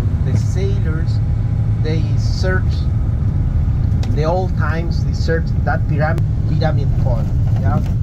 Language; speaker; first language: English; non-native, learner; Spanish